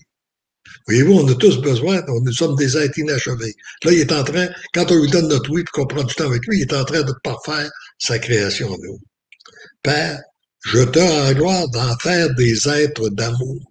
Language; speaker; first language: French; native; French